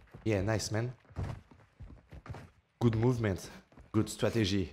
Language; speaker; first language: English; non-native, learner; French